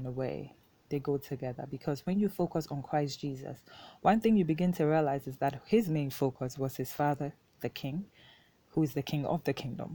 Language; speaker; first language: English; non-native, local second language; Akan